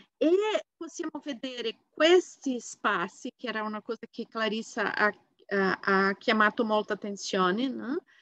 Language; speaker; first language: Italian; non-native, fluent; Portuguese